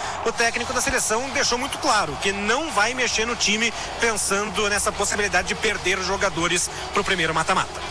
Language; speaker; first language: Portuguese; native; Portuguese